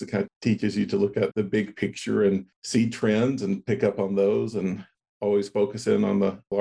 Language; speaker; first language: English; native; English